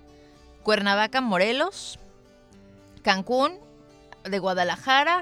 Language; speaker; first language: Spanish; native; Spanish